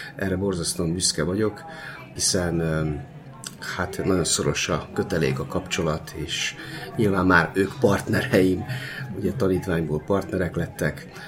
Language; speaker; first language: Hungarian; native; Hungarian